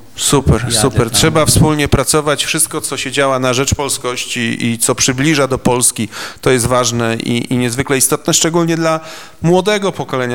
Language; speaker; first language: Polish; native; Polish